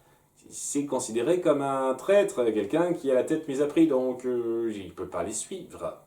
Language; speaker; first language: French; native; French